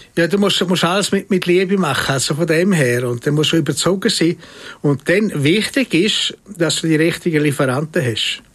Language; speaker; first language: German; native; German